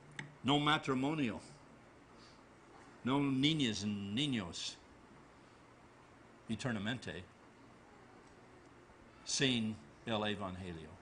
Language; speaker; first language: Spanish; non-native, learner; English